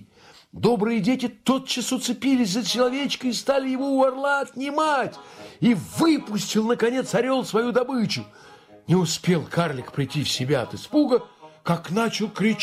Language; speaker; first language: Russian; native; Russian